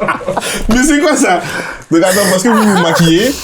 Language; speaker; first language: French; native; French